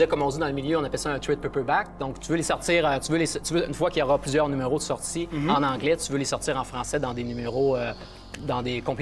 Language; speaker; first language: French; native; French